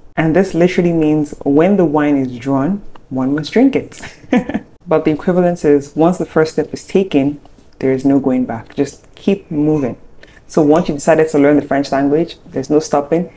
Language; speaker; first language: English; native; English